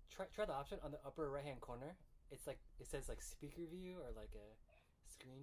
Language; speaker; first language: English; early bilingual, other home language; Chinese